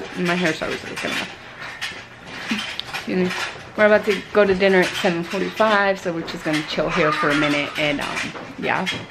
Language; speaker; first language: English; early bilingual, other home language; Spanish